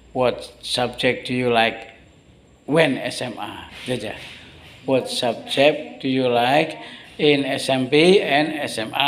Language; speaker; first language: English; non-native, learner; Indonesian